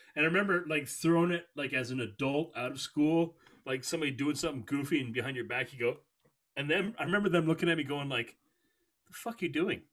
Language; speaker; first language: English; native; English